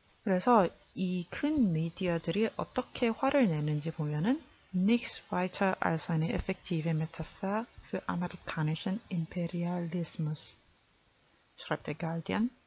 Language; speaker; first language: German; non-native, fluent; Korean